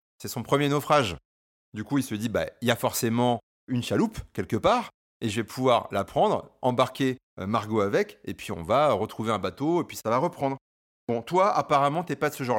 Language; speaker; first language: French; native; French